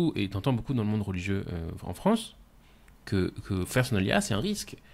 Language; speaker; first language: French; native; French